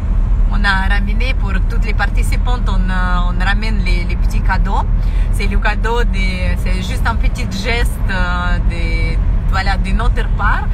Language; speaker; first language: French; non-native, fluent; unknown